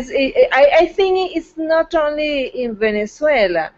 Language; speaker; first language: English; non-native, fluent; Spanish